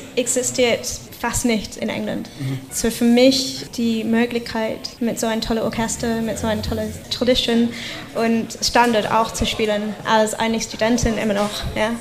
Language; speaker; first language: German; non-native, fluent; English